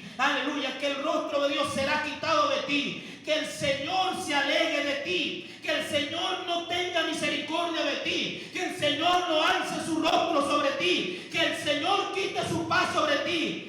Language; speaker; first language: Spanish; native; Spanish